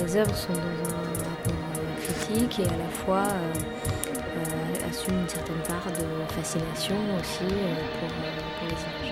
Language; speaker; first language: French; native; French